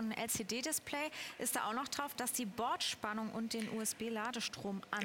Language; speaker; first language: German; native; German